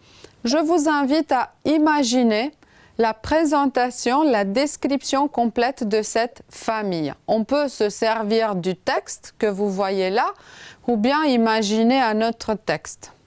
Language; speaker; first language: French; non-native, fluent; Romanian